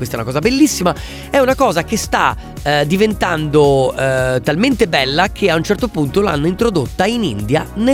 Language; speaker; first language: Italian; native; Italian